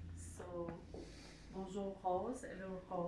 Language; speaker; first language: English; non-native, learner; French